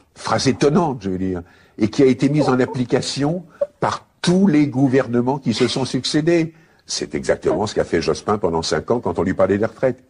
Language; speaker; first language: French; native; French